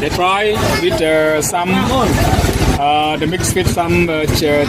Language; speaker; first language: English; non-native, learner; Khmer